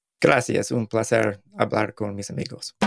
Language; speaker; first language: Spanish; non-native, learner; English